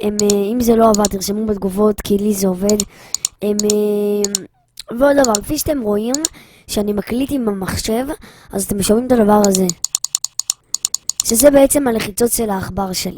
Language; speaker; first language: Hebrew; native; Hebrew